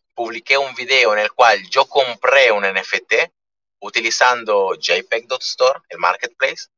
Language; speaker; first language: Spanish; early bilingual, other home language; Italian